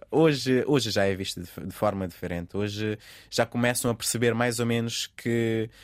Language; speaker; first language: Portuguese; non-native, local second language; Kabuverdianu